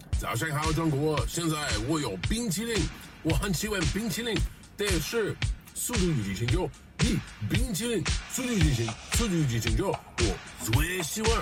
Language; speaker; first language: Chinese; non-native, learner; English